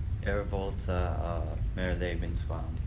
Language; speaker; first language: German; non-native, learner; English